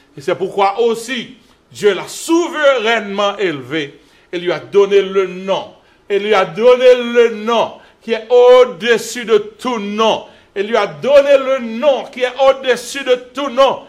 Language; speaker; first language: French; native; French